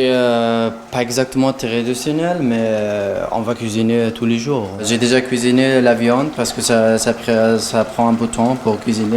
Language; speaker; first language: French; non-native, learner; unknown